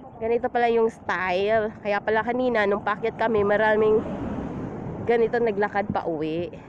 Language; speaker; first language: Filipino; non-native, local second language; Cebuano